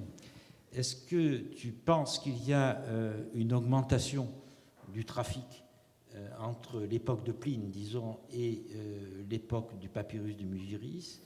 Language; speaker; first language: French; native; French